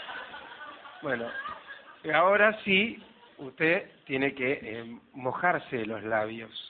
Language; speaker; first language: Spanish; native; Spanish